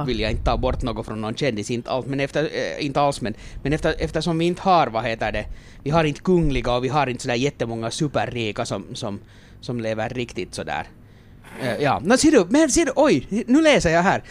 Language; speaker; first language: Swedish; native; Swedish